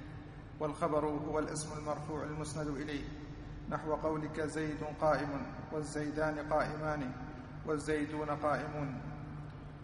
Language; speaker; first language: Arabic; native; Arabic